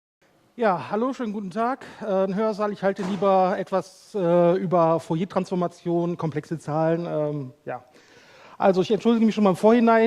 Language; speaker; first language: German; native; German